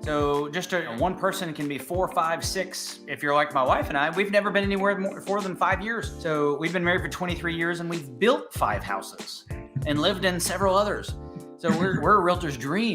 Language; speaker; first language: English; native; English